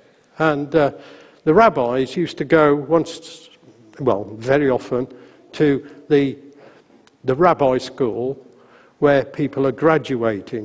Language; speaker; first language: English; native; English